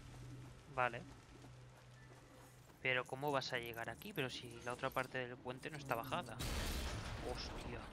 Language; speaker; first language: Spanish; native; Spanish